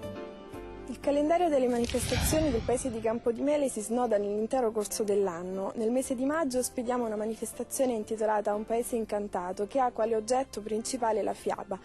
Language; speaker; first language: Italian; native; Italian